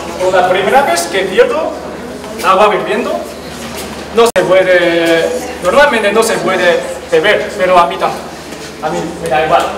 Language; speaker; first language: Spanish; non-native, learner; Chinese